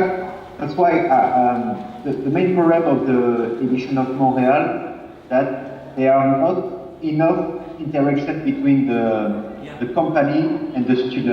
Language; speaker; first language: English; non-native, fluent; French